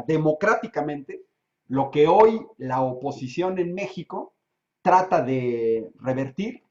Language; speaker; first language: Spanish; native; Spanish